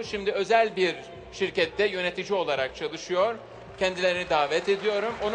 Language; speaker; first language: Turkish; native; Turkish